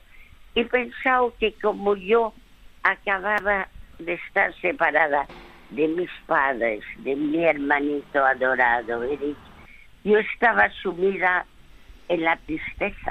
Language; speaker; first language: Spanish; early bilingual, other home language; French